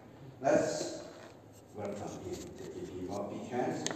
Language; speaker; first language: English; non-native, local second language; Cebuano